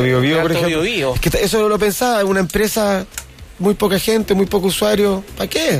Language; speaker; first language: Spanish; native; Spanish